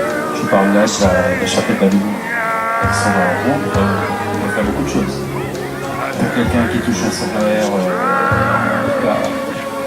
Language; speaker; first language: French; native; French